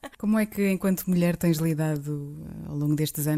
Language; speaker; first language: Portuguese; native; Portuguese